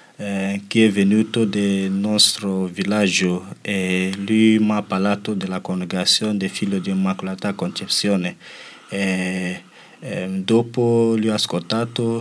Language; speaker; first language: Italian; non-native, learner; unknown